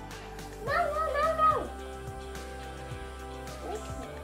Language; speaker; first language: English; early bilingual, other home language; Bangla